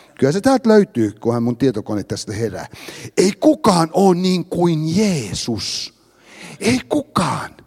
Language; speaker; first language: Finnish; early bilingual, heritage; Finnish